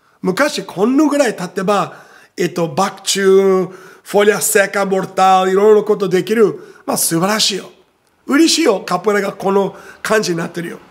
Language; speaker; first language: Japanese; non-native, fluent; Portuguese